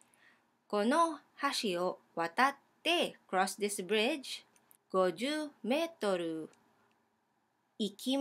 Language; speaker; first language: Japanese; non-native, fluent; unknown